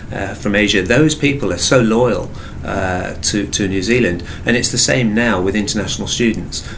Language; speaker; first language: English; native; English